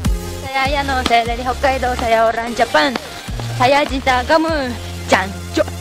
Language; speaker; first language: Indonesian; non-native, learner; Japanese